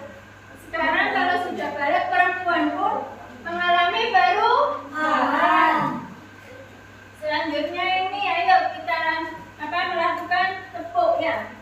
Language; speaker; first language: Indonesian; native; Indonesian